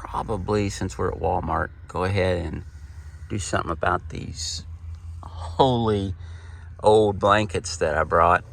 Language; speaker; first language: English; native; English